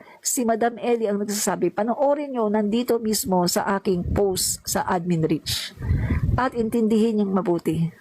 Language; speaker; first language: Filipino; non-native, local second language; Cebuano